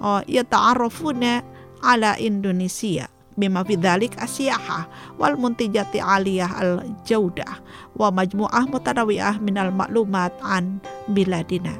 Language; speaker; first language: Arabic; non-native, fluent; Indonesian